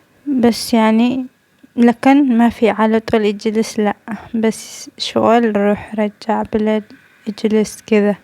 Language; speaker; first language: Arabic; non-native, learner; Amharic